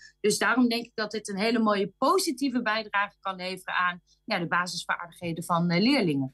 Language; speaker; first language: Dutch; native; Dutch